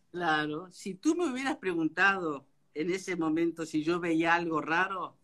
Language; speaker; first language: Spanish; non-native, local second language; German